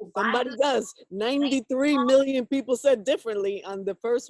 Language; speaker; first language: English; native; English